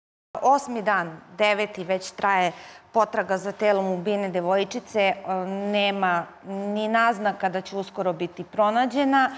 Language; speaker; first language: Serbian; native; Serbian